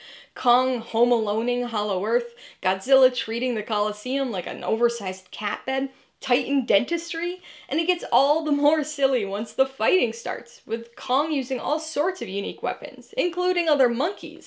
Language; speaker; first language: English; native; English